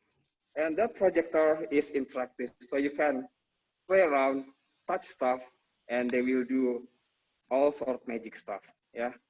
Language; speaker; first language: English; non-native, fluent; Indonesian